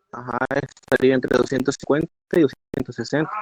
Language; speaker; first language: Spanish; native; Spanish